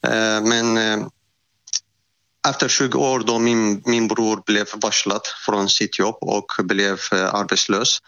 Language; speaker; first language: Swedish; non-native, fluent; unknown